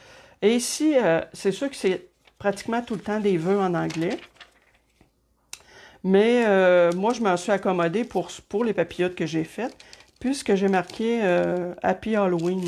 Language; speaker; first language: French; native; French